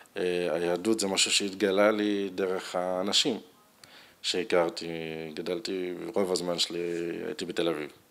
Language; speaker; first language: Hebrew; non-native, local second language; Arabic